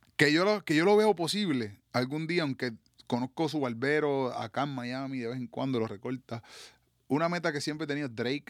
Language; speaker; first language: Spanish; native; Spanish